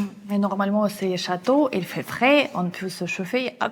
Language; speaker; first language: French; non-native, learner; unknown